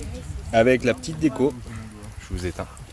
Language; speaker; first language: French; native; French